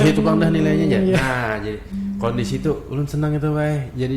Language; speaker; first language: Indonesian; non-native, local second language; Banjar